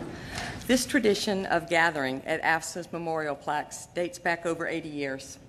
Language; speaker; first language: English; native; English